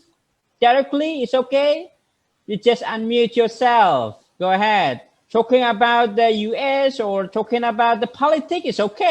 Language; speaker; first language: English; non-native, fluent; Indonesian